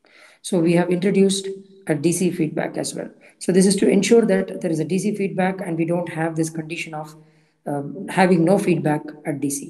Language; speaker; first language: English; non-native, local second language; Tamil